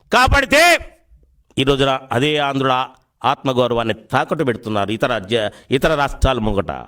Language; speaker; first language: Telugu; native; Telugu